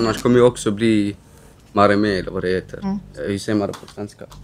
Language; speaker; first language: Swedish; early bilingual, other home language; Romany